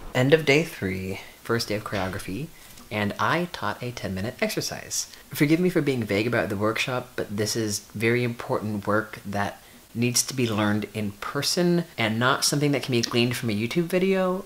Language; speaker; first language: English; native; English